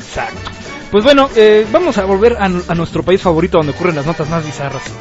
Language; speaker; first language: Spanish; native; Spanish